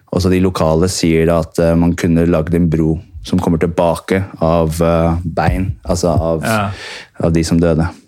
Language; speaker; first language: Norwegian; early bilingual, heritage; Norwegian